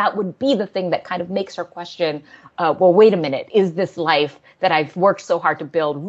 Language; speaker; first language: English; native; English